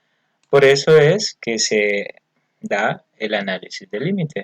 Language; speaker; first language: Spanish; native; Spanish